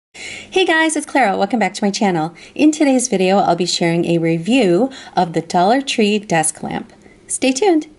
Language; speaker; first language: English; native; English